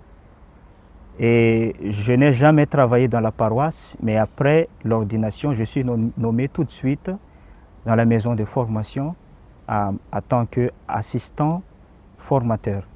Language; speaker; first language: French; non-native, local second language; Malagasy